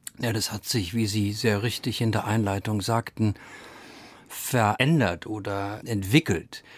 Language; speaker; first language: German; early bilingual, other home language; English